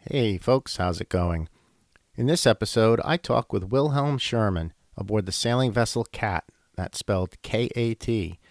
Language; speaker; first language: English; native; English